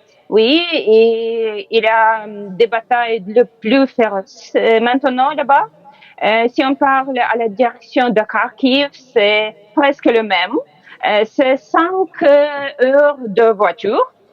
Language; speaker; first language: French; non-native, learner; Ukrainian